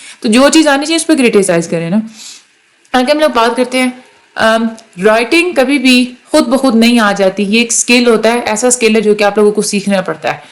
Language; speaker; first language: Urdu; native; Urdu